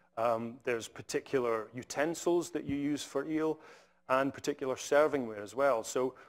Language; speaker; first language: English; native; English